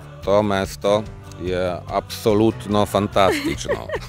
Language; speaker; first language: Serbian; non-native, learner; Polish